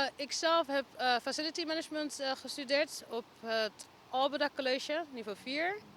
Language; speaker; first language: Dutch; native; Dutch